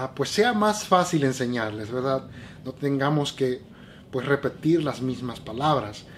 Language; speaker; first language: Spanish; native; Spanish